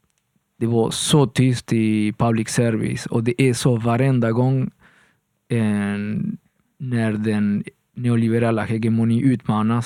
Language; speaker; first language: Swedish; non-native, fluent; Spanish